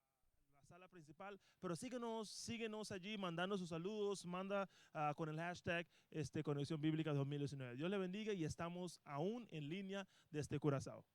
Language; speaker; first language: Spanish; native; Spanish